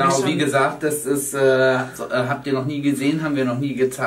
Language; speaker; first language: German; native; German